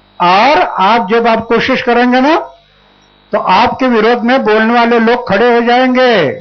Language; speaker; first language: Hindi; non-native, local second language; Marathi